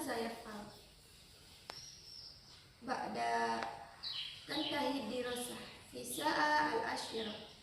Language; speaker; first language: Arabic; non-native, learner; Indonesian